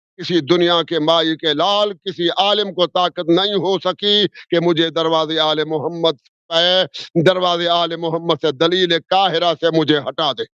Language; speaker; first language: Urdu; non-native, local second language; Sindhi